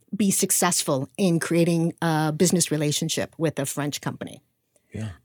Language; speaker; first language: English; native; English